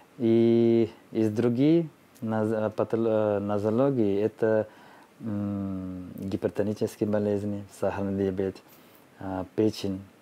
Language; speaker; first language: Russian; non-native, fluent; Telugu